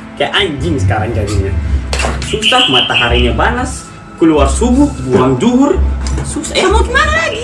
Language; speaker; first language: Indonesian; non-native, fluent; Arabic